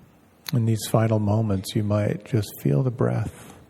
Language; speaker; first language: English; native; English